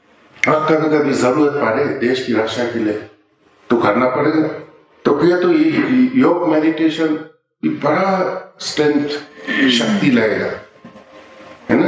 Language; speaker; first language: Hindi; non-native, local second language; Ladakhi